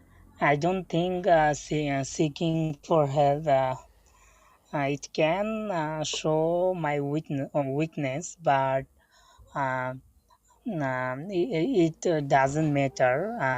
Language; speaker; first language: English; non-native, learner; Bangla